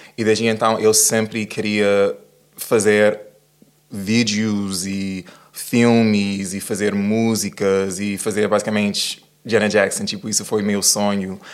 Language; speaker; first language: Portuguese; non-native, fluent; English